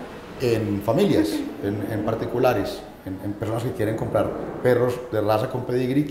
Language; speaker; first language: Spanish; native; Spanish